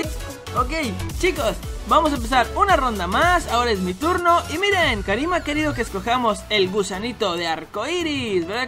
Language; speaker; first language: Spanish; native; Spanish